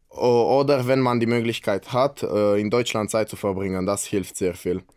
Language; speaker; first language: German; non-native, fluent; Romanian